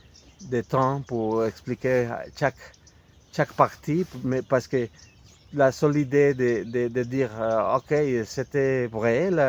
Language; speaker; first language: French; non-native, fluent; Spanish